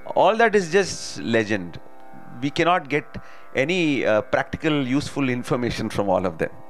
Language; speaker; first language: English; non-native, local second language; Tamil